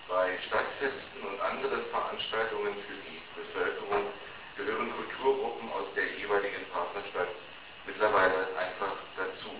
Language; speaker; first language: German; native; German